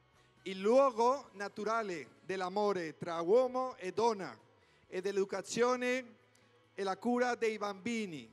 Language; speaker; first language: Italian; non-native, fluent; Spanish